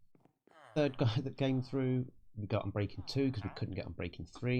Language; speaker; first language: English; native; English